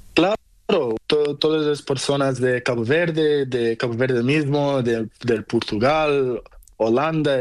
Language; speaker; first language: Spanish; non-native, learner; Portuguese